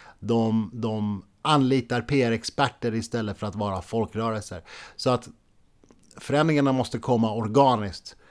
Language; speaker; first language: Swedish; native; Swedish